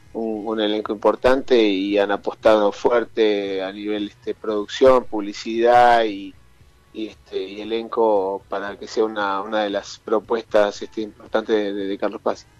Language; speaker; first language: Spanish; native; Spanish